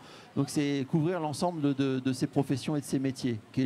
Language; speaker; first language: French; native; French